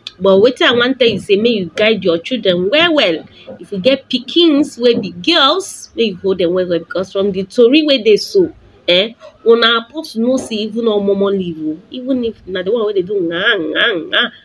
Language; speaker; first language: Nigerian Pidgin; non-native, local second language; Igbo